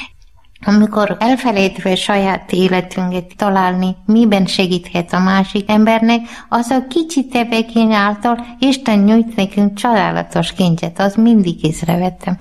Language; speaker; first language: Hungarian; non-native, learner; Malayalam